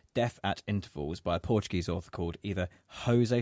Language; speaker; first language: English; native; English